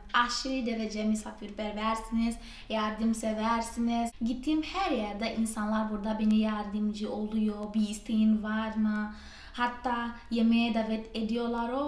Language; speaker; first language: Turkish; non-native, fluent; Portuguese